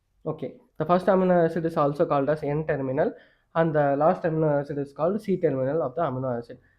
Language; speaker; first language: English; non-native, local second language; Tamil